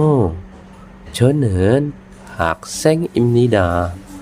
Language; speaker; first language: Korean; non-native, fluent; Indonesian